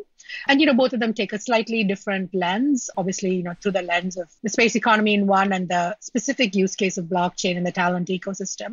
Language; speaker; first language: English; non-native, local second language; Malayalam